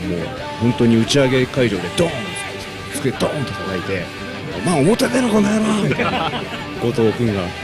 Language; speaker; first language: Japanese; native; Japanese